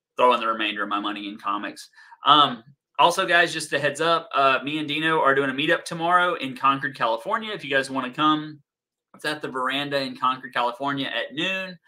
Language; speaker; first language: English; native; English